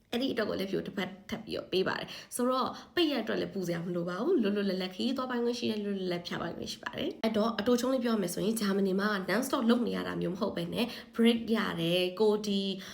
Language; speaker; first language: Burmese; native; Burmese